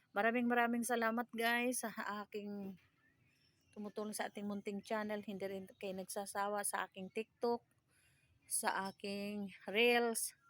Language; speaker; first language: Filipino; non-native, local second language; Cebuano